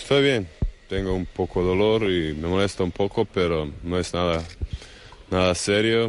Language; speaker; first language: Spanish; non-native, fluent; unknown